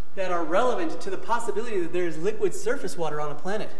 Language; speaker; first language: English; native; English